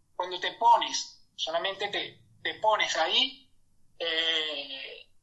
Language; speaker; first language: Spanish; native; Spanish